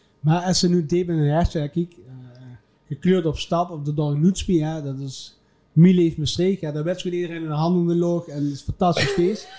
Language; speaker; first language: Dutch; native; Dutch